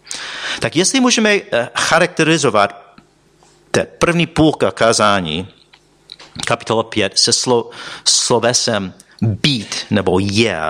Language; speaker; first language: Czech; non-native, fluent; English